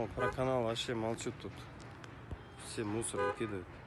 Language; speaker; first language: Russian; non-native, local second language; Kazakh